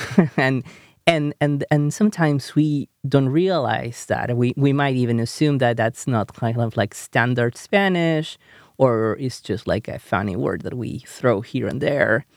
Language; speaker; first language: English; non-native, fluent; Spanish